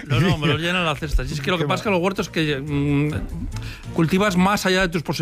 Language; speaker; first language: Spanish; native; Spanish